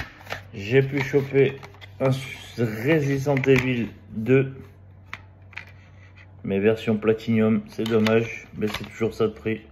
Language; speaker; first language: French; native; French